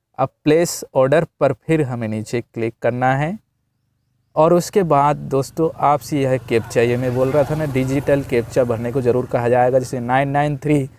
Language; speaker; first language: Hindi; native; Hindi